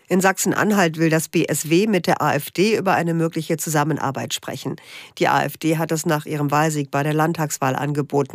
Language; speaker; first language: German; native; German